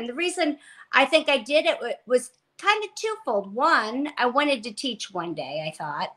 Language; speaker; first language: English; native; English